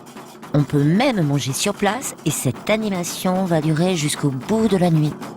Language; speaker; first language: French; native; French